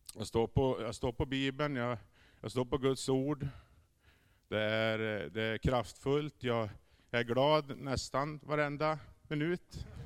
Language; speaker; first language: Swedish; native; Swedish